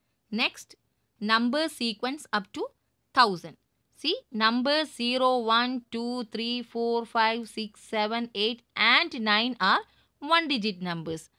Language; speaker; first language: English; non-native, local second language; Tamil